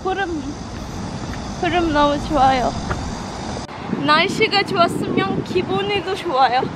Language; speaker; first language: Korean; non-native, learner; Turkish